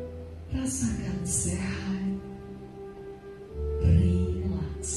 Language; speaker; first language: Indonesian; native; Indonesian